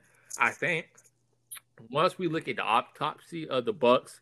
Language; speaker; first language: English; native; English